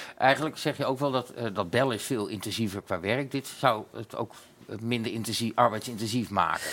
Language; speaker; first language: Dutch; native; Dutch